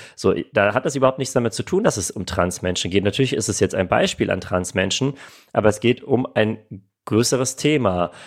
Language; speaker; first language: German; early bilingual, other home language; Armenian